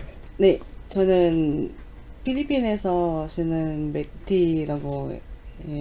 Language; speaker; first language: Korean; non-native, learner; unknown